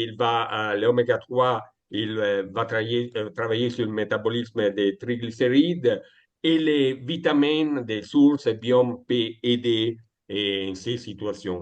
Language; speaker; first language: French; non-native, fluent; Italian